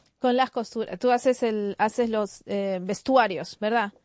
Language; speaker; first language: Spanish; native; Spanish